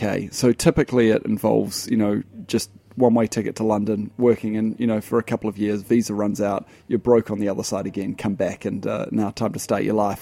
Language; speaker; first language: English; native; English